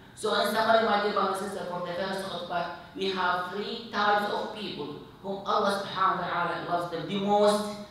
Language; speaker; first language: English; non-native, fluent; Arabic